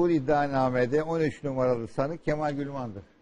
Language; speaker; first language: Turkish; native; Turkish